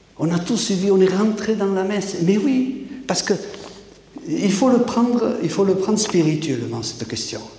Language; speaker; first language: French; non-native, local second language; Basque